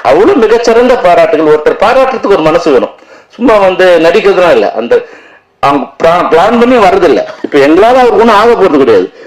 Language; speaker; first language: Tamil; native; Tamil